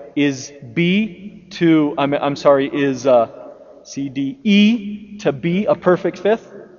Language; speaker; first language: English; native; English